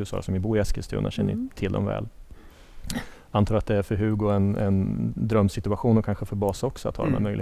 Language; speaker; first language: Swedish; native; Swedish